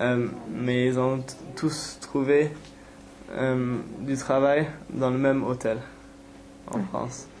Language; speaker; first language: French; non-native, fluent; English